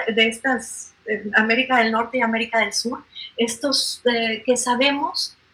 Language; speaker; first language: Spanish; native; Spanish